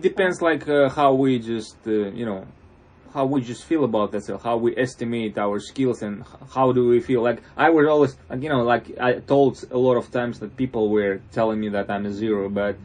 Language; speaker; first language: English; non-native, fluent; Russian